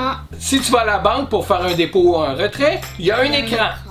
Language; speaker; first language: French; native; French